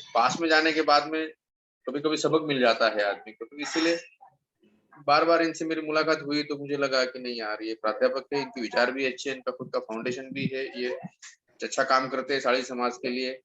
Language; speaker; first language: Hindi; non-native, local second language; Marathi